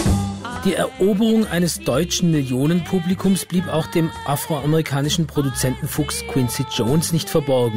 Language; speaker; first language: German; native; German